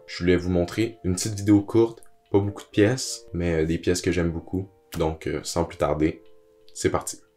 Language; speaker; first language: French; native; French